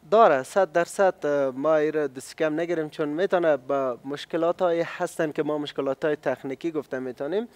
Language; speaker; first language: Persian; native; Persian